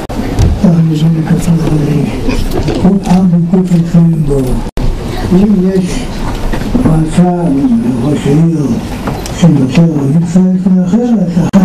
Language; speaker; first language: Hebrew; non-native, fluent; Yiddish